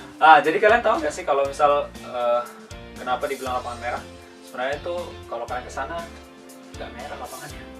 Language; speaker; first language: Indonesian; native; Indonesian